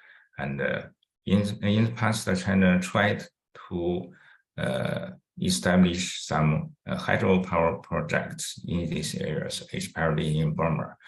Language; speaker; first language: English; non-native, fluent; Chinese